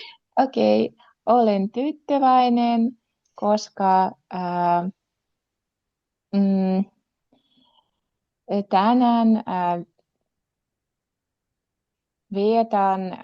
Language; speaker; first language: Finnish; non-native, learner; Russian